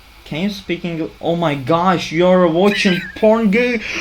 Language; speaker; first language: English; non-native, learner; Turkish